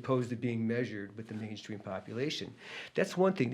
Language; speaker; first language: English; native; English